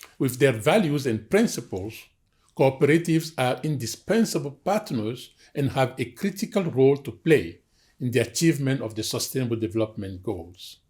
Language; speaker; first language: English; non-native, fluent; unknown